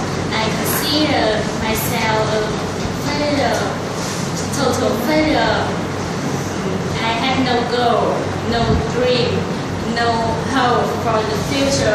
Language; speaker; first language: English; non-native, learner; Vietnamese